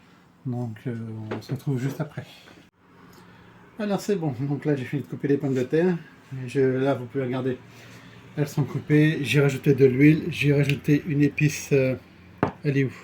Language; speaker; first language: French; native; French